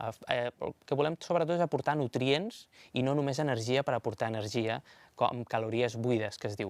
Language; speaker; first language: Catalan; native; Catalan